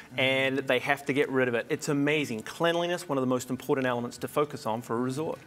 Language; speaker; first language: English; native; English